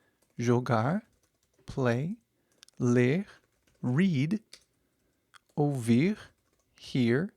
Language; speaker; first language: Portuguese; non-native, fluent; English